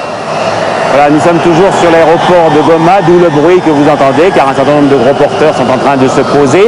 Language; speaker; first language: French; native; French